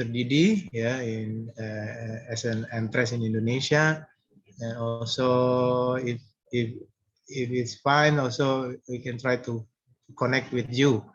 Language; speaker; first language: English; non-native, fluent; Indonesian